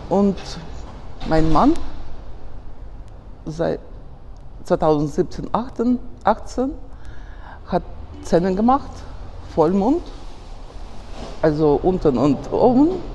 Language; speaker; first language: German; non-native, fluent; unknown